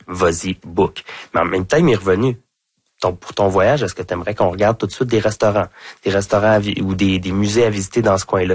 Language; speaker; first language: French; native; French